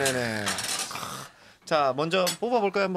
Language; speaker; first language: Korean; native; Korean